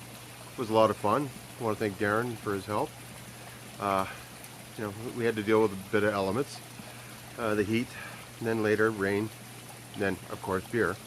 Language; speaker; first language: English; native; English